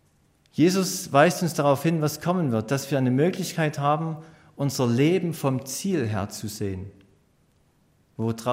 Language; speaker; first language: German; native; German